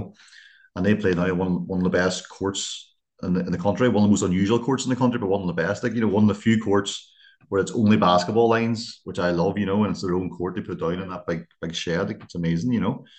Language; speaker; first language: English; native; English